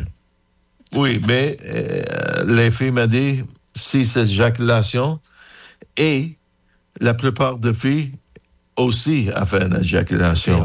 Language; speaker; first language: French; non-native, learner; English